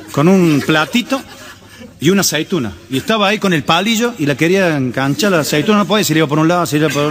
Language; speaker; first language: Spanish; native; Spanish